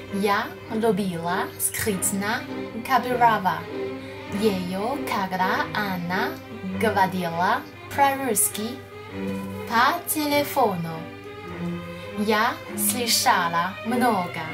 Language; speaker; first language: Russian; non-native, learner; Chinese